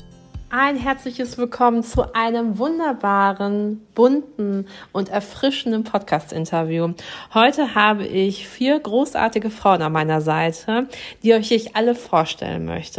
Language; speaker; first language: German; native; German